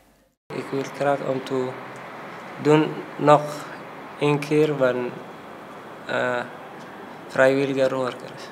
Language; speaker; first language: Dutch; non-native, learner; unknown